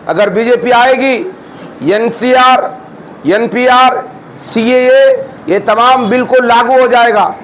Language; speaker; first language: Urdu; native; Urdu